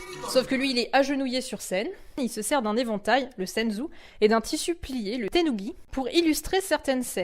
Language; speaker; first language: French; native; French